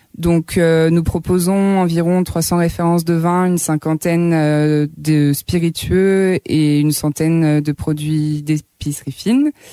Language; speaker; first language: French; native; French